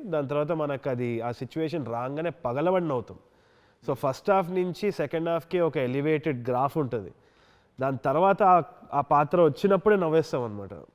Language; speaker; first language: Telugu; native; Telugu